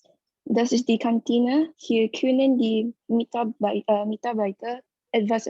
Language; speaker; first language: German; non-native, learner; Indonesian